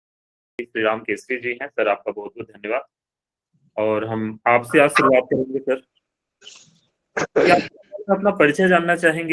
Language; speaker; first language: Hindi; native; Hindi